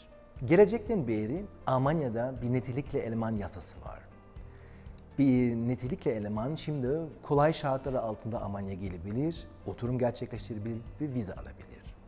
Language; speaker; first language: Turkish; non-native, learner; German